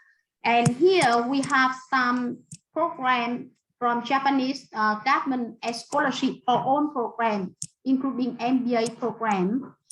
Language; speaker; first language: English; non-native, fluent; Vietnamese